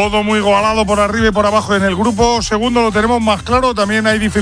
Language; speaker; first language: Spanish; native; Spanish